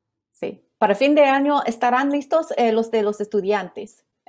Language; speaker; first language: Spanish; non-native, fluent; English